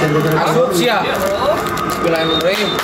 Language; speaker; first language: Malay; non-native, local second language; Sundanese